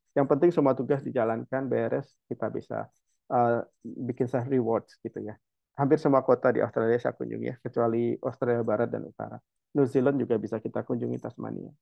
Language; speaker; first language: Indonesian; native; Indonesian